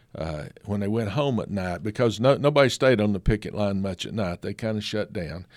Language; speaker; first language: English; native; English